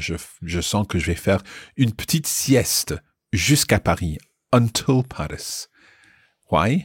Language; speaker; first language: French; non-native, fluent; English